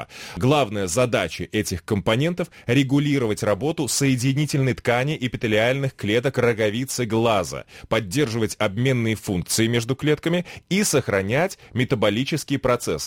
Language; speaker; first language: Russian; native; Russian